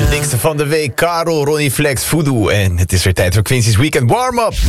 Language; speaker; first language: Dutch; native; Dutch